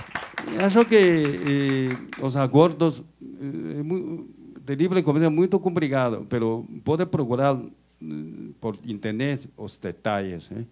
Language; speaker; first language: Portuguese; non-native, learner; Chinese